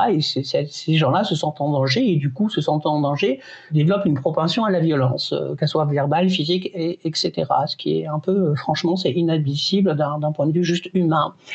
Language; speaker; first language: French; native; French